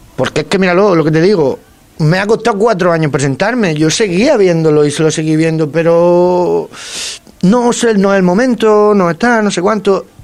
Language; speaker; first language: Spanish; native; Spanish